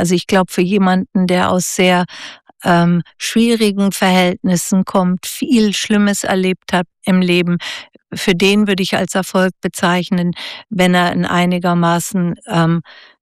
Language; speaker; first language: German; native; German